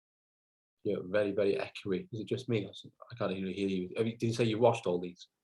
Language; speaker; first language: English; native; English